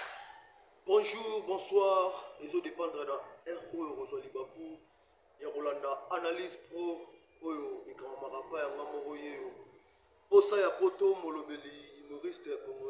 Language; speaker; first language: French; non-native, local second language; Lingala